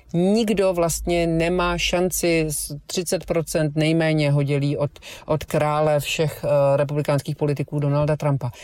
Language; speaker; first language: Czech; native; Czech